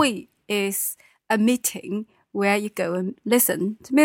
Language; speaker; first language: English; non-native, fluent; Chinese